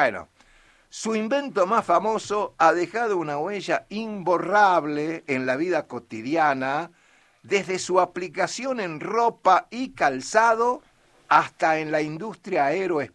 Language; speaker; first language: Spanish; native; Spanish